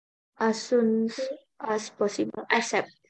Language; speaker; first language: English; non-native, learner; Indonesian